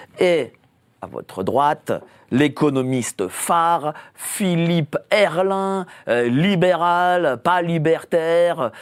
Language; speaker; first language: French; native; French